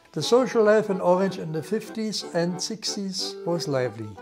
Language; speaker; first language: English; non-native, fluent; German